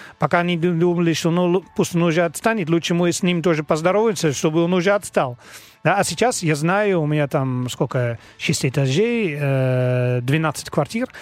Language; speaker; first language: Russian; non-native, learner; Dutch